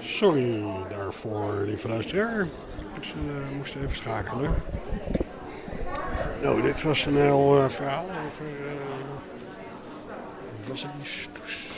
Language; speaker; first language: Dutch; native; Dutch